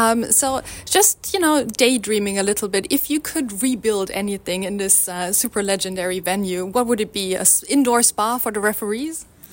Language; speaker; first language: English; non-native, fluent; German